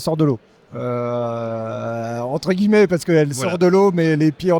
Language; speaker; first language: French; native; French